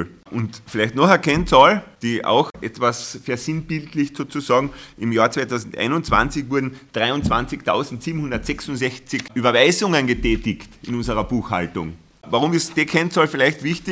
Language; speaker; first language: German; native; German